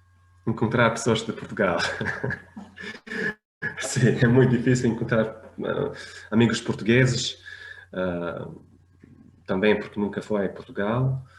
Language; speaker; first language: Portuguese; non-native, fluent; French